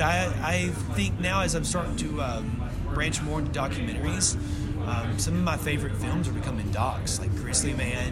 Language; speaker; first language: English; native; English